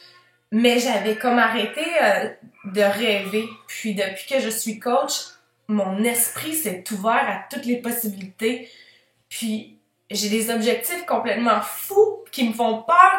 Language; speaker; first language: French; native; French